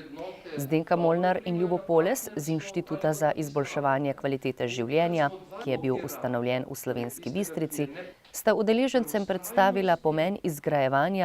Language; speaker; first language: Slovenian; native; Slovenian